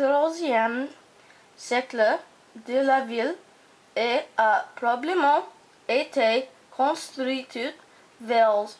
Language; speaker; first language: French; non-native, learner; English